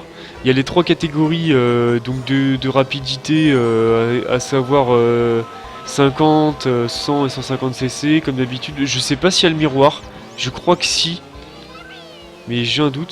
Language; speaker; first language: French; native; French